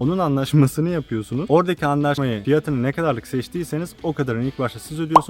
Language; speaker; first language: Turkish; native; Turkish